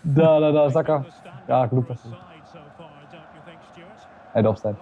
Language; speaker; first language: Macedonian; early bilingual, heritage; German